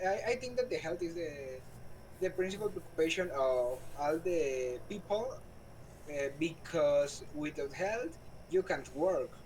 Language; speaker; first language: English; non-native, learner; Spanish